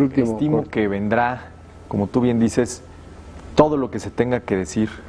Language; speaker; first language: Spanish; native; Spanish